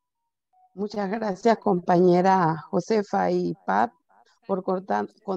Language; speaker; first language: Spanish; native; Spanish